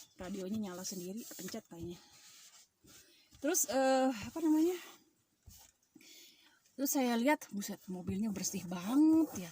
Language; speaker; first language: Indonesian; native; Indonesian